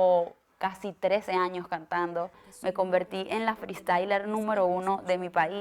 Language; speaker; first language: Spanish; native; Spanish